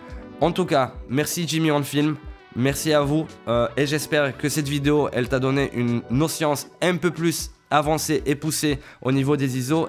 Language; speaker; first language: French; native; French